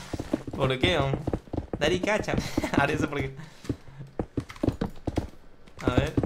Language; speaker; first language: Spanish; native; Spanish